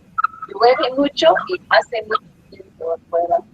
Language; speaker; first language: Spanish; non-native, fluent; English